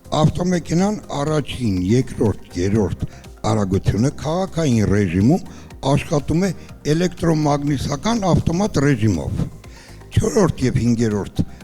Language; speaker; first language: Armenian; native; Armenian